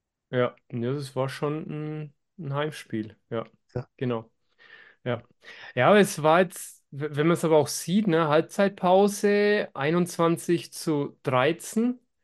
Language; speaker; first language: German; native; German